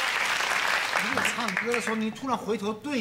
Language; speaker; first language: Chinese; native; Chinese